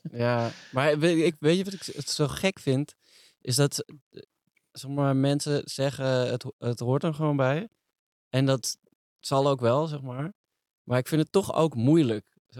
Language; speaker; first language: Dutch; native; Dutch